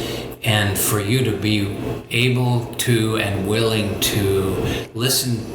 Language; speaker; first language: English; native; English